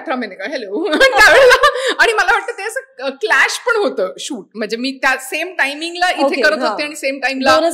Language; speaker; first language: Marathi; native; Marathi